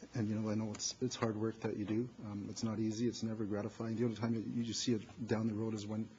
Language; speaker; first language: English; native; English